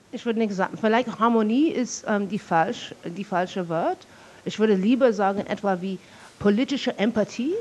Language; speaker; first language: German; non-native, fluent; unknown